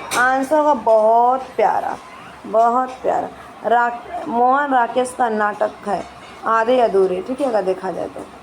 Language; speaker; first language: Hindi; native; Hindi